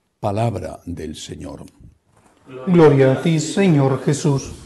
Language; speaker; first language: Spanish; native; Spanish